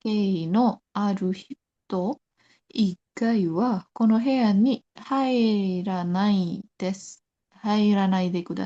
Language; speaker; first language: Japanese; non-native, learner; Indonesian